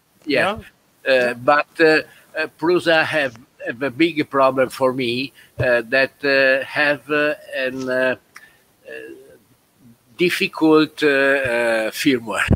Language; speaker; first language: English; non-native, learner; Italian